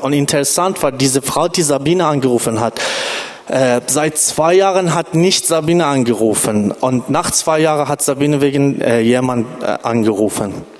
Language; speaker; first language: German; non-native, fluent; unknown